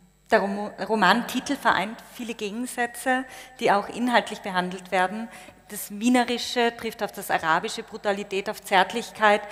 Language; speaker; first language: German; native; German